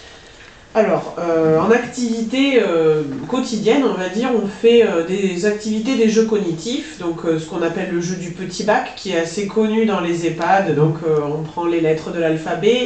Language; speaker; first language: French; native; French